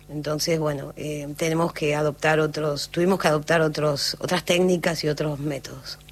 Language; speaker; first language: Spanish; native; Spanish